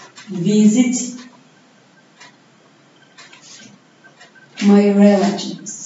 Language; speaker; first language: English; non-native, learner; Portuguese